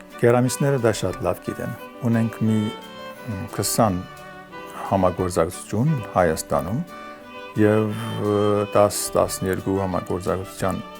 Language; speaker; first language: Armenian; early bilingual, heritage; Armenian